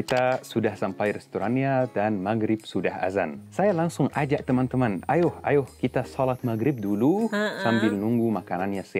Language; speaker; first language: Indonesian; non-native, fluent; Arabic